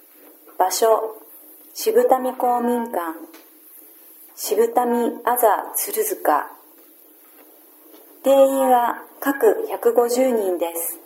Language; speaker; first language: Japanese; native; Japanese